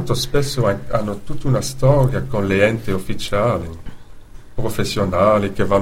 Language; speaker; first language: Italian; non-native, fluent; Dutch